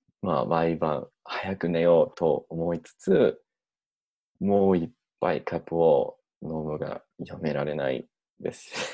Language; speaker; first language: Japanese; non-native, learner; English